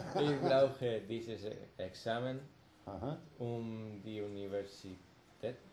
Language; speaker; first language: German; non-native, learner; Spanish